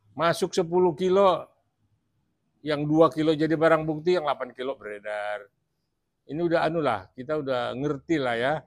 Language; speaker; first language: Indonesian; native; Indonesian